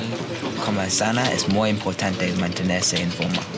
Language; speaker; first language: Spanish; non-native, learner; English